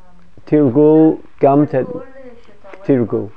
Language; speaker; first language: Hebrew; non-native, fluent; English